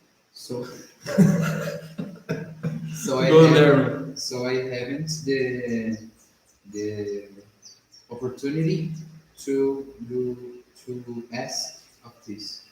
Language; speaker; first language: English; non-native, learner; Portuguese